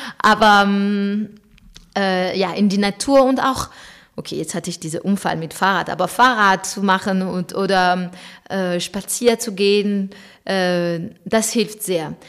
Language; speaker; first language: German; non-native, fluent; French